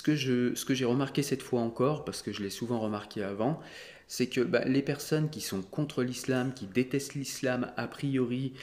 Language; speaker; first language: French; native; French